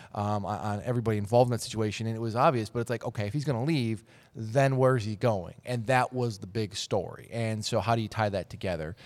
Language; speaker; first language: English; native; English